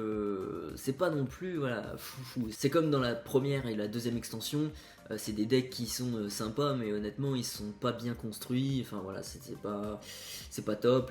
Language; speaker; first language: French; native; French